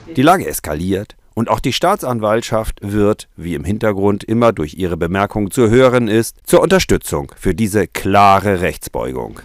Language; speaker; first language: German; native; German